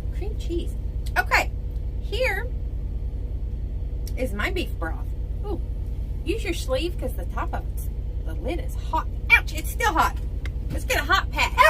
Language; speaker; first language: English; native; English